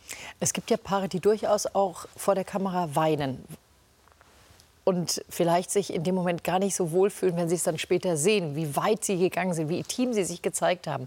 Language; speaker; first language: German; native; German